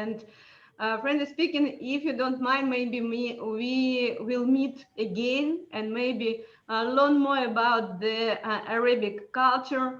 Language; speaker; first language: English; non-native, fluent; Russian